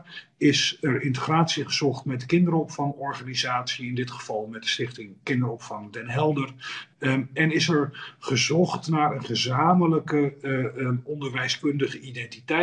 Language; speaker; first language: Dutch; native; Dutch